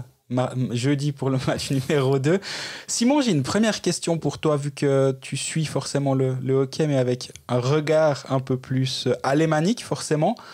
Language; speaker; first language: French; native; French